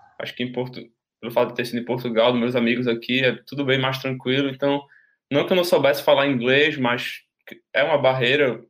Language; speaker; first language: Portuguese; native; Portuguese